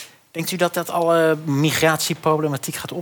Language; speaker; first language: Dutch; native; Dutch